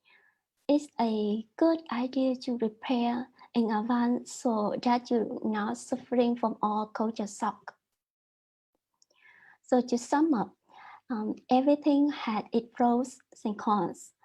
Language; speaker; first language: English; non-native, learner; Vietnamese